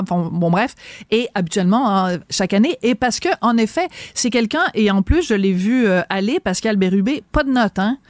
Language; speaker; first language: French; native; French